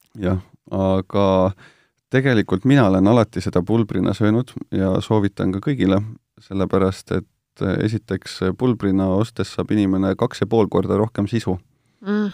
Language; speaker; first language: Estonian; native; Estonian